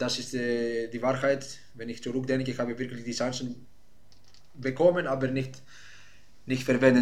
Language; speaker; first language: German; non-native, fluent; Greek